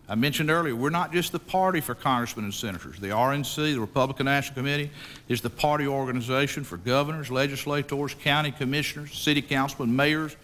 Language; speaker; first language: English; native; English